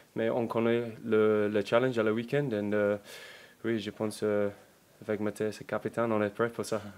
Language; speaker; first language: French; non-native, learner; English